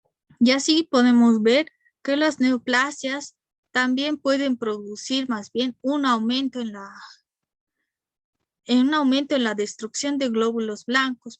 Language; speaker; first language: Spanish; native; Spanish